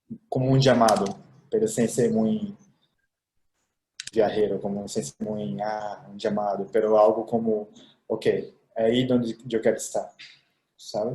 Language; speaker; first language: Spanish; non-native, fluent; Portuguese